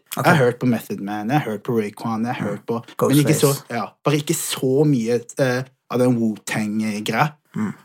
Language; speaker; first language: Norwegian; early bilingual, other home language; Somali